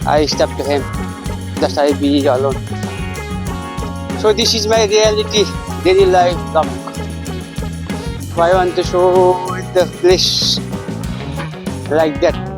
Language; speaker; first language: English; non-native, learner; Nepali